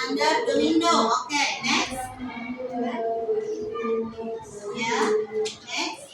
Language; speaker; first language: English; non-native, learner; Indonesian